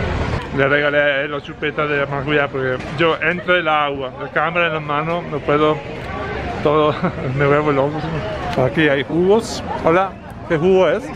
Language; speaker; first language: Spanish; non-native, fluent; Italian